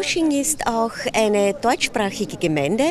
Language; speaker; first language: German; native; German